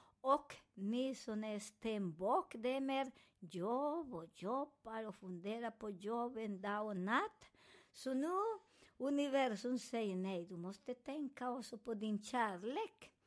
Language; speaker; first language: Swedish; non-native, fluent; Spanish